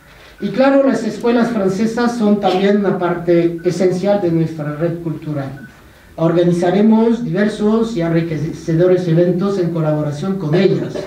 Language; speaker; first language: Spanish; non-native, fluent; French